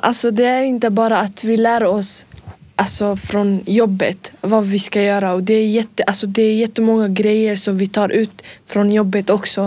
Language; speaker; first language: Swedish; early bilingual, other home language; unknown